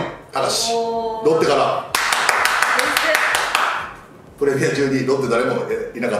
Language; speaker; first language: Japanese; native; Japanese